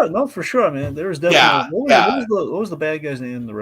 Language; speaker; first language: English; native; English